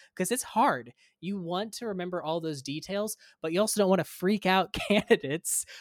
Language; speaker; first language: English; native; English